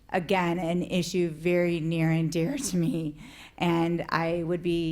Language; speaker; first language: English; native; English